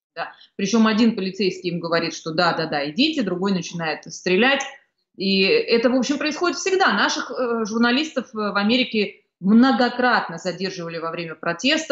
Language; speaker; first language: Russian; native; Russian